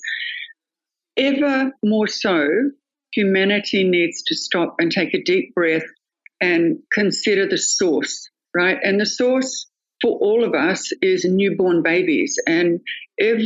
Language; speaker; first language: English; native; English